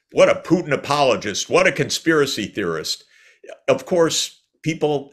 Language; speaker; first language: English; native; English